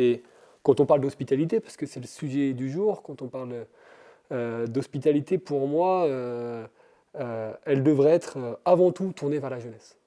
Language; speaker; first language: French; native; French